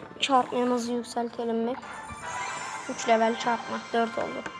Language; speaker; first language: Turkish; native; Turkish